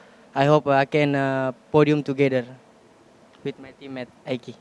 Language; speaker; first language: English; non-native, learner; Indonesian